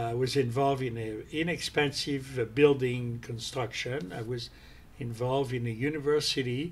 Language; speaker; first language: English; non-native, fluent; French